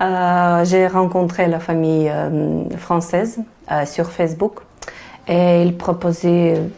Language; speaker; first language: French; non-native, learner; Ukrainian